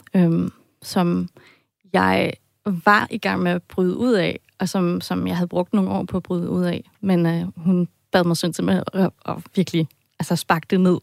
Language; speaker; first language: Danish; early bilingual, heritage; Danish